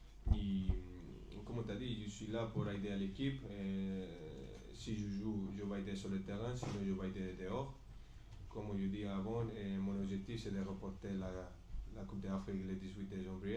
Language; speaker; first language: French; non-native, fluent; Spanish